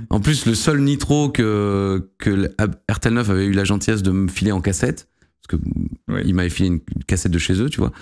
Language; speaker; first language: French; native; French